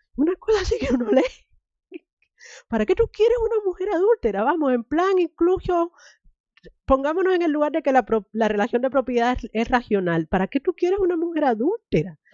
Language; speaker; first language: Spanish; native; Spanish